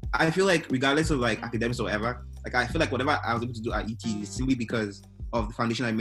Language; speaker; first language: English; non-native, local second language; Igbo